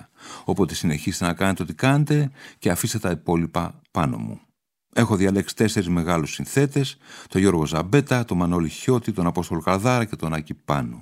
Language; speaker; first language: Greek; native; Greek